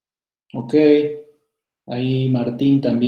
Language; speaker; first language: Spanish; native; Spanish